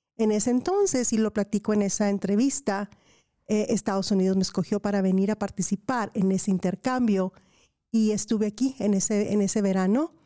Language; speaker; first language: Spanish; native; Spanish